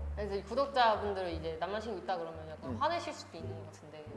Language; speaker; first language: Korean; non-native, fluent; Chinese